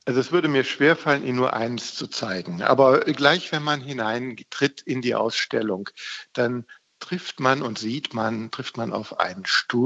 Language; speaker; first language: German; native; German